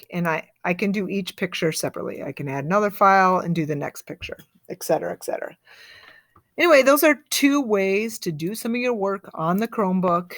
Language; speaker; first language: English; native; English